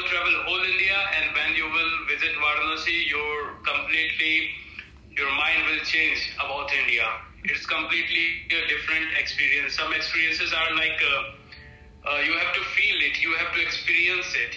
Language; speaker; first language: English; non-native, local second language; Hindi